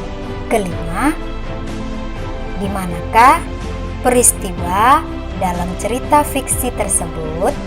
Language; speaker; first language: Indonesian; native; Indonesian